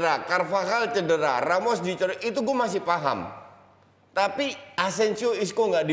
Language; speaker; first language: Indonesian; native; Indonesian